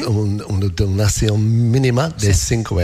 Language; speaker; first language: Spanish; non-native, learner; English